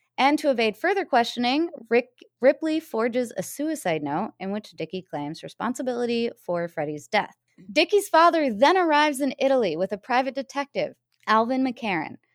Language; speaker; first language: English; native; English